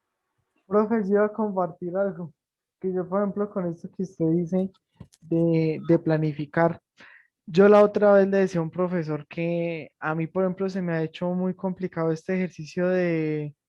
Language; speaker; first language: Spanish; native; Spanish